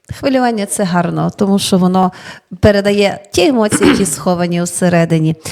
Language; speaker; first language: Ukrainian; native; Ukrainian